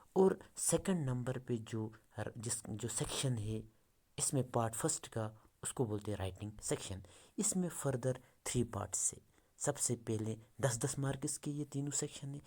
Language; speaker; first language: Urdu; non-native, local second language; Kashmiri